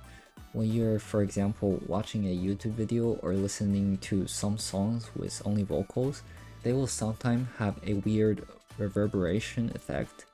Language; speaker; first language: English; non-native, fluent; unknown